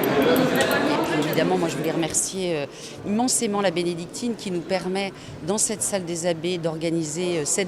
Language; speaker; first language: French; native; French